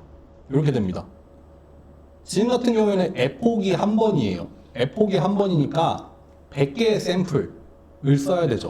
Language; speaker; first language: Korean; native; Korean